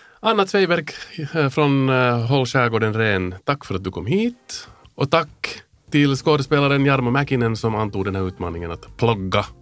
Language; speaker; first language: Swedish; native; Swedish